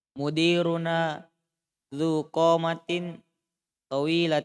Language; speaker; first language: Arabic; non-native, learner; Indonesian